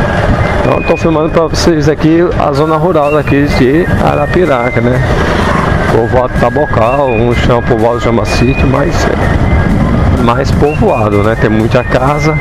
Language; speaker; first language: Portuguese; native; Portuguese